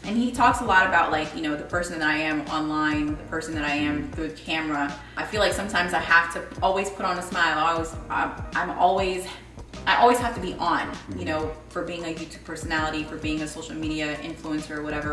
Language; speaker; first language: English; early bilingual, other home language; Spanish